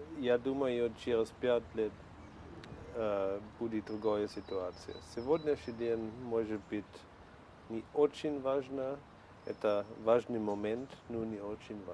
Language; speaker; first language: Russian; non-native, learner; Polish